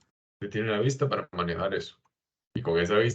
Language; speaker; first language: Spanish; native; Spanish